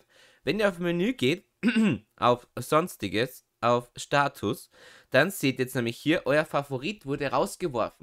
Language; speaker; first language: German; native; German